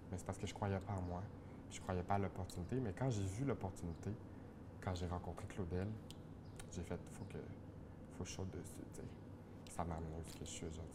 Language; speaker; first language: French; native; French